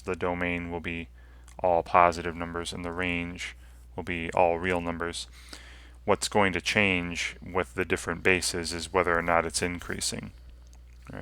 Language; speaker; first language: English; native; English